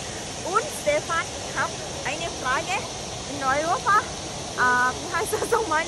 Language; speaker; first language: German; non-native, learner; Thai